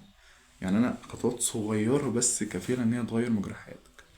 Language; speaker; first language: Arabic; native; Arabic